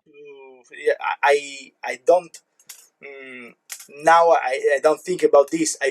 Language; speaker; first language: English; non-native, learner; Italian